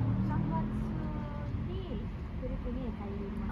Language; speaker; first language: Japanese; non-native, learner; Filipino